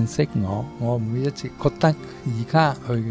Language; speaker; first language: Cantonese; non-native, fluent; Italian